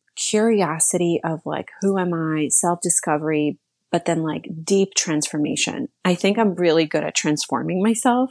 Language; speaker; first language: English; early bilingual, other home language; Slovak